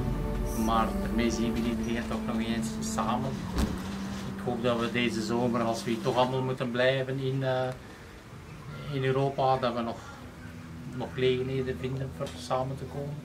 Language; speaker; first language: Dutch; native; Dutch